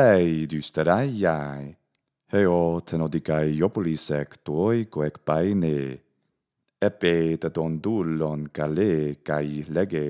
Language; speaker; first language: Greek; non-native, fluent; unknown